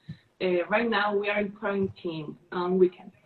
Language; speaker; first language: English; non-native, learner; Spanish